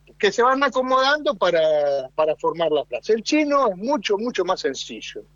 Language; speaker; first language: Spanish; native; Spanish